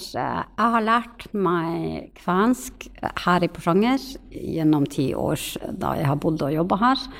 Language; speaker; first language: Norwegian; non-native, fluent; Finnish